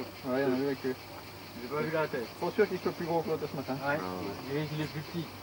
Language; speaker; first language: French; native; French